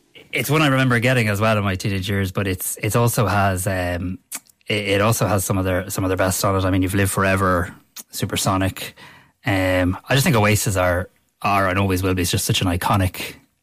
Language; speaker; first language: English; native; English